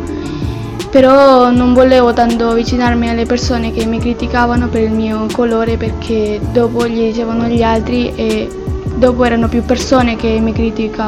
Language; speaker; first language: Italian; early bilingual, other home language; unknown